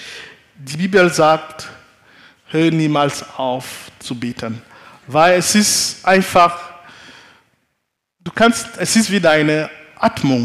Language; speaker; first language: German; non-native, fluent; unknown